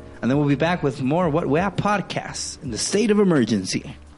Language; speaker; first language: English; non-native, fluent; Spanish